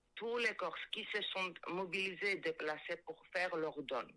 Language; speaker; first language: French; non-native, fluent; Georgian